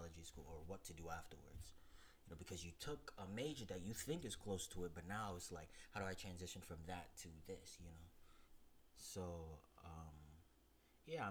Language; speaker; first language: English; native; English